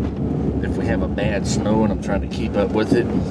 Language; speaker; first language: English; native; English